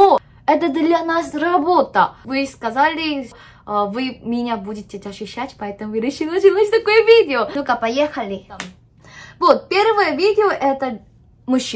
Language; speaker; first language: Russian; non-native, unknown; Korean